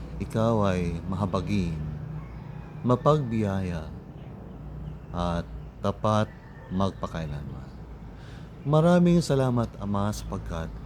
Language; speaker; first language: Filipino; non-native, local second language; Iloko